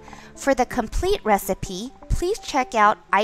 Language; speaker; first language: English; native; English